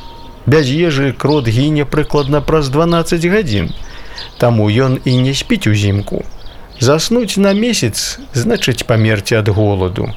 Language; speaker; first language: Belarusian; native; Belarusian